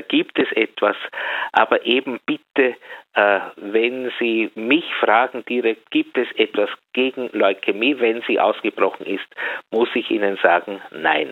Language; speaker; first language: German; native; German